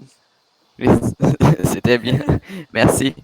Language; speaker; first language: French; non-native, learner; German